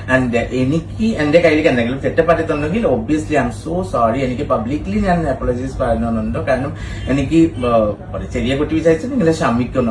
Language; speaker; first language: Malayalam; non-native, local second language; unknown